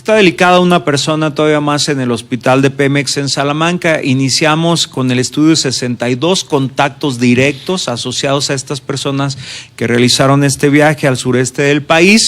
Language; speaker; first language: Spanish; native; Spanish